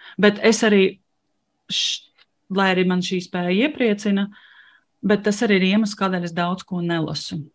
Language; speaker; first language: Latvian; non-native, local second language; Russian